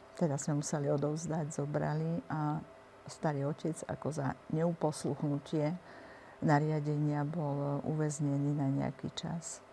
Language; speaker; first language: Slovak; native; Slovak